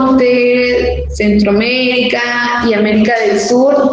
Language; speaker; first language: Spanish; native; Spanish